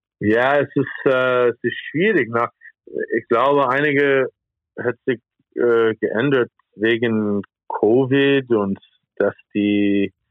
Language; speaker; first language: German; non-native, fluent; English